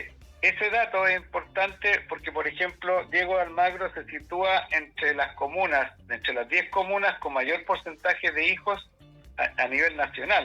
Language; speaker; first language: Spanish; native; Spanish